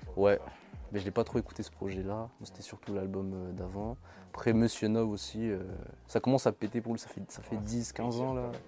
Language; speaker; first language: French; non-native, local second language; Malagasy